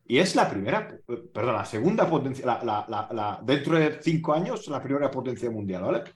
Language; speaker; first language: Spanish; non-native, fluent; Hungarian